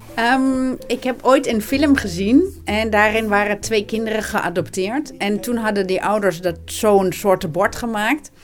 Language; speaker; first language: Dutch; native; Dutch